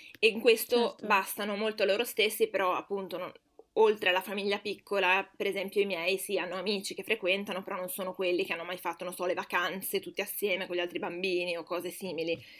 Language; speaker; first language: Italian; native; Italian